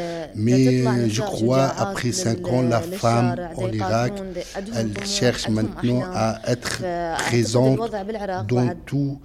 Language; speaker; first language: French; non-native, learner; Arabic